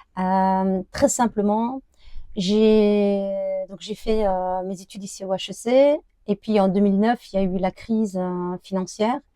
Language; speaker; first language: French; early bilingual, other home language; Arabic